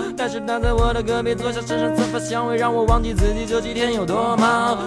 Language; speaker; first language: Chinese; native; Chinese